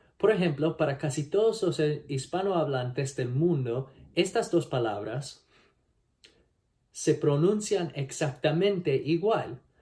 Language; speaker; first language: Spanish; non-native, learner; English